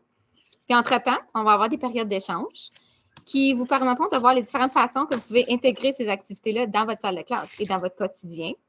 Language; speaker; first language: French; native; French